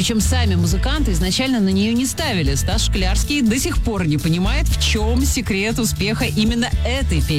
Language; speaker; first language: Russian; native; Russian